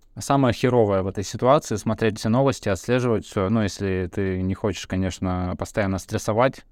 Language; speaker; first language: Russian; early bilingual, other home language; Bulgarian